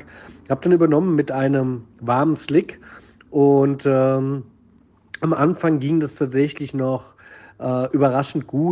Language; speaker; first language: German; native; German